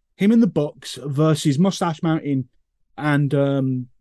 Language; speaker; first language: English; native; English